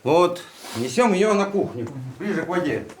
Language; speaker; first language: Russian; native; Russian